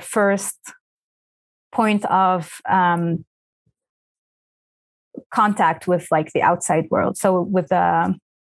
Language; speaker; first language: English; non-native, fluent; Arabic